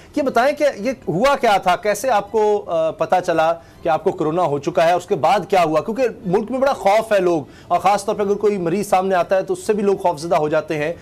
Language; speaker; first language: Urdu; native; Urdu